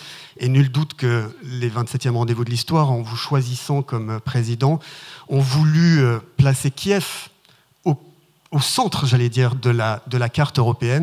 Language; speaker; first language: French; native; French